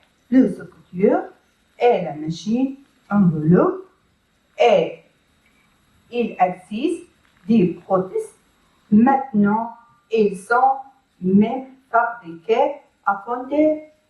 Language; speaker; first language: French; non-native, learner; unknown